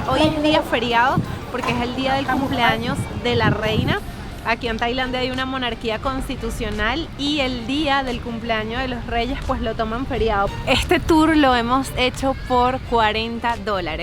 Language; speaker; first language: Spanish; native; Spanish